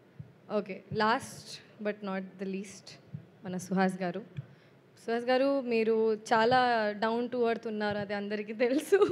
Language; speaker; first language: Telugu; non-native, local second language; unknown